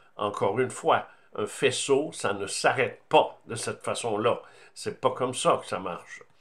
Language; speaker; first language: French; native; French